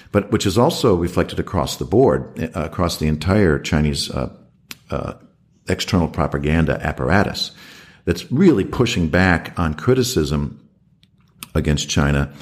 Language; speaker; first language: English; native; English